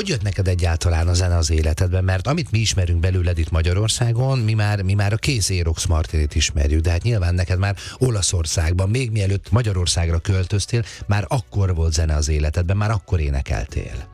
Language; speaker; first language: Hungarian; native; Hungarian